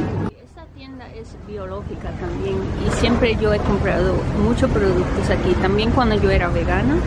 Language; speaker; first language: Spanish; early bilingual, heritage; Spanish